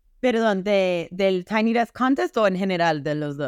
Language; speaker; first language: Spanish; non-native, fluent; English